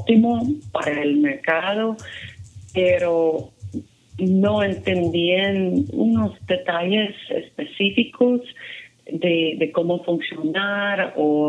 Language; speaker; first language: Spanish; non-native, fluent; English